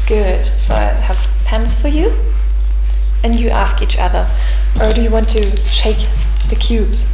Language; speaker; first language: English; non-native, fluent; German